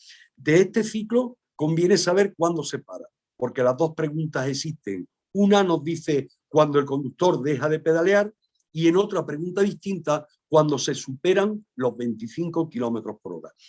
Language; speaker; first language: Spanish; native; Spanish